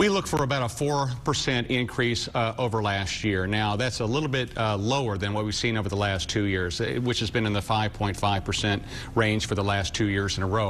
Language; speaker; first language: English; native; English